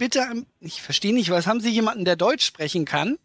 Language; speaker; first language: German; native; German